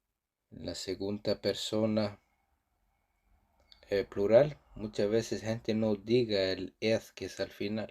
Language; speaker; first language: Spanish; non-native, fluent; Icelandic